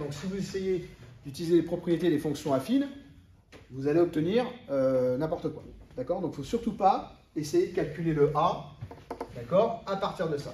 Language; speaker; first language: French; native; French